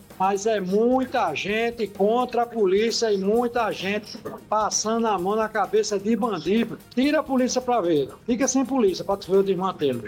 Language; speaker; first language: Portuguese; native; Portuguese